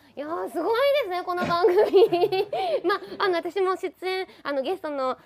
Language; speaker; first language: Japanese; native; Japanese